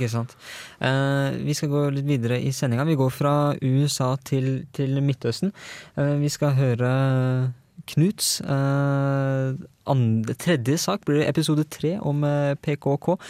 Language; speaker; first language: Norwegian; native; Norwegian